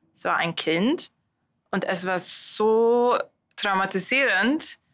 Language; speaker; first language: German; non-native, learner; Swedish